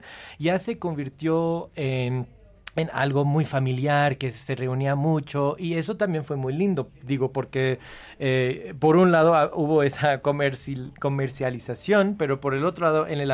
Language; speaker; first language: Spanish; non-native, fluent; English